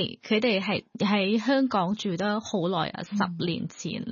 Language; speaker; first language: Cantonese; non-native, learner; Thai